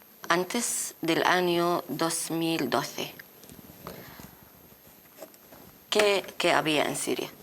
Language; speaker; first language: Spanish; non-native, learner; Arabic